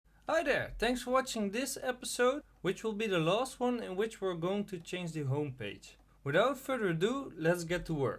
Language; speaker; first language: English; non-native, fluent; Dutch